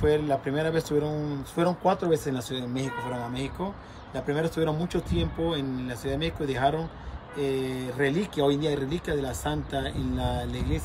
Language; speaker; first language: Spanish; non-native, fluent; Arabic